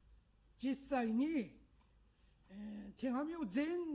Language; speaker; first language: Japanese; native; Japanese